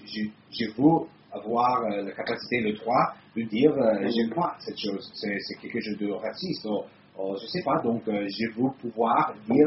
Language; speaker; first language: French; non-native, learner; Italian